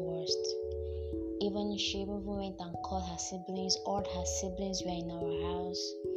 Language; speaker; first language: English; non-native, local second language; Igbo